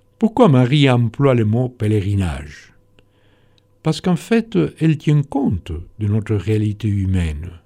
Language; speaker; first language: French; non-native, fluent; Spanish